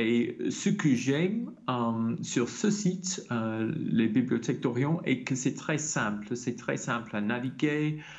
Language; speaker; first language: French; non-native, fluent; English